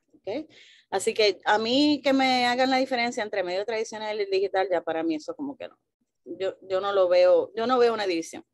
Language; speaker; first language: Spanish; early bilingual, heritage; Spanish